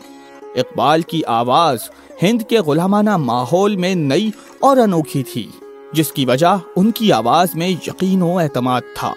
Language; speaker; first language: Urdu; native; Urdu